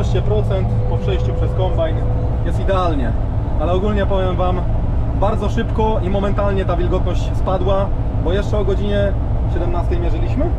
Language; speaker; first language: Polish; native; Polish